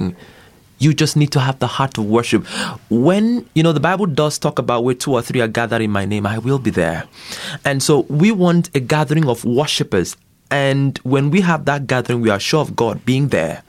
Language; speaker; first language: English; non-native, local second language; Ibibio